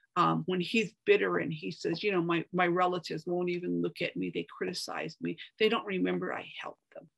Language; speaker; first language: English; native; English